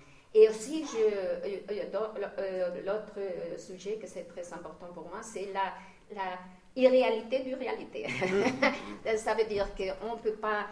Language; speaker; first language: French; non-native, fluent; Spanish